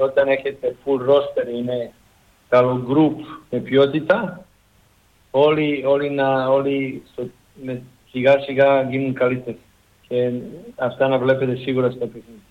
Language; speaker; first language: Greek; non-native, learner; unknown